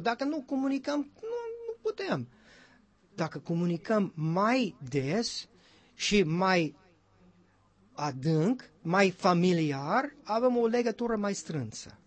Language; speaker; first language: Romanian; non-native, learner; English